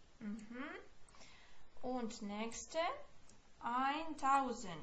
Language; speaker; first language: German; non-native, fluent; Ukrainian